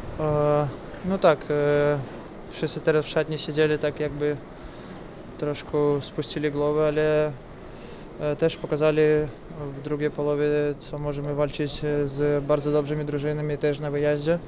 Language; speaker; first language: Polish; non-native, learner; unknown